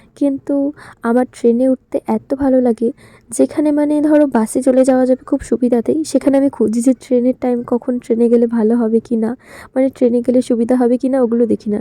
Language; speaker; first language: Bangla; native; Bangla